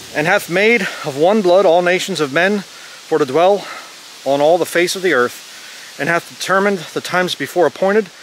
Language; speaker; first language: English; native; English